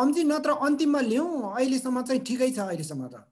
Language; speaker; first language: Nepali; native; Nepali